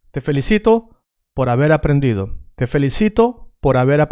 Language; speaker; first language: Spanish; native; Spanish